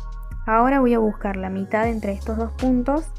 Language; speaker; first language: Spanish; native; Spanish